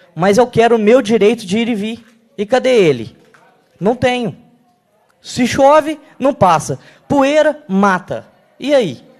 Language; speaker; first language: Portuguese; native; Portuguese